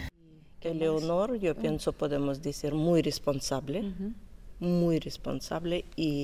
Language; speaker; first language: Spanish; non-native, learner; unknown